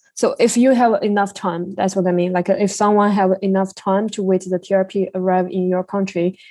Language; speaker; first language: English; non-native, learner; Chinese